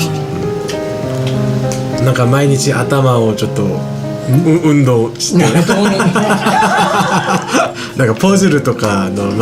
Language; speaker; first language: Japanese; non-native, learner; Korean